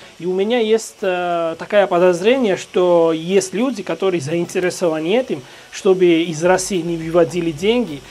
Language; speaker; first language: Russian; non-native, fluent; Georgian